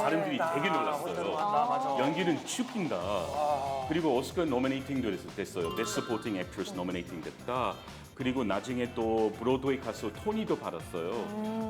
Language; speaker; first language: Korean; non-native, fluent; English